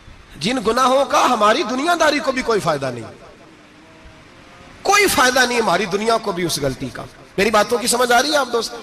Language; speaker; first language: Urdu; non-native, local second language; Punjabi